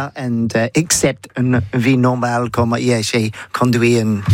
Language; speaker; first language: French; non-native, learner; English